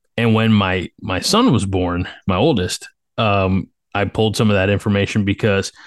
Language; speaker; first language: English; early bilingual, other home language; Slovak